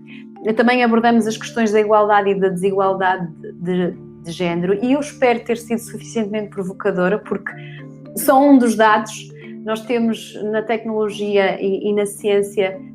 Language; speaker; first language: Portuguese; native; Portuguese